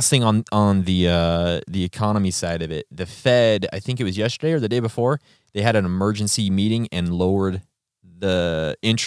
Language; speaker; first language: English; native; English